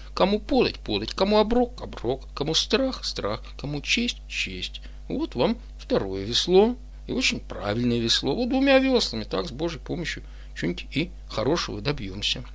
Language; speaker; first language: Russian; native; Russian